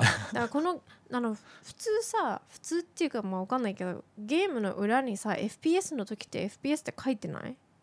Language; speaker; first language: Japanese; native; Japanese